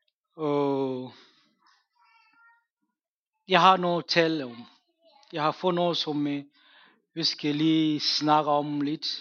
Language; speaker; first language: Danish; non-native, fluent; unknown